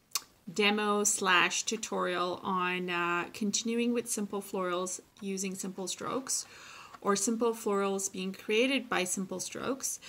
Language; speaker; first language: English; native; English